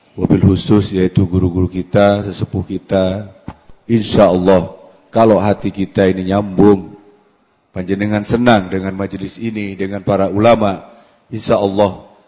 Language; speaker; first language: Indonesian; non-native, local second language; Madurese